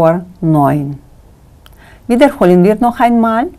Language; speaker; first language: German; non-native, fluent; Kyrgyz